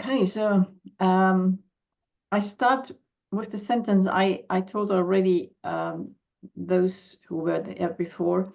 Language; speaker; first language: English; non-native, fluent; German